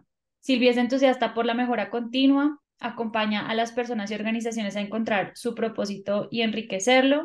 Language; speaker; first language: Spanish; native; Spanish